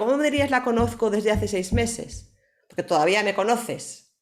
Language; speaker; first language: Spanish; native; Spanish